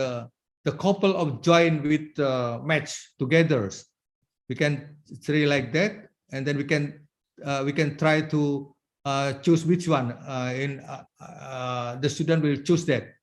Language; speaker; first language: English; non-native, learner; Indonesian